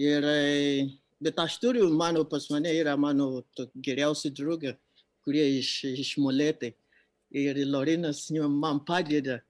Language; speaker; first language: Lithuanian; non-native, learner; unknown